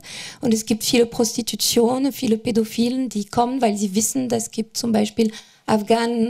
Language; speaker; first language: German; non-native, fluent; French